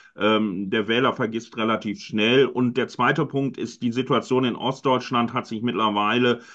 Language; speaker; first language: German; native; German